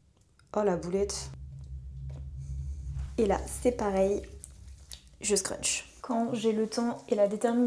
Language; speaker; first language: French; native; French